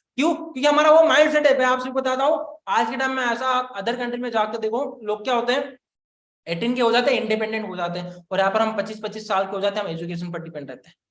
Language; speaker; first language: Hindi; non-native, local second language; Marathi